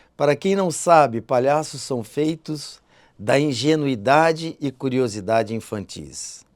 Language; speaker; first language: Portuguese; native; Portuguese